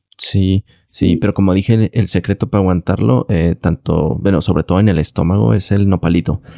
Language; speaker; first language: Spanish; native; Spanish